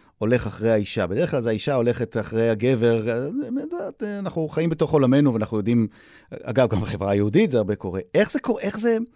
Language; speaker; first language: Hebrew; native; Hebrew